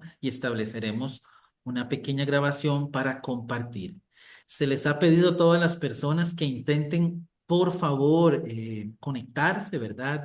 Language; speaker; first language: Spanish; native; Spanish